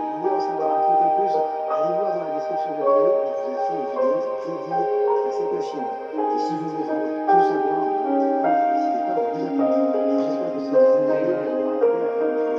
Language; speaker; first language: French; native; French